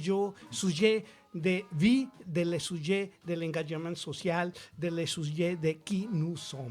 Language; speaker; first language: French; non-native, learner; Spanish